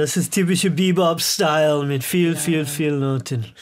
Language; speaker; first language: German; non-native, learner; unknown